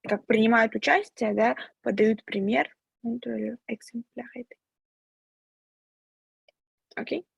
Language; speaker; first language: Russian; native; Russian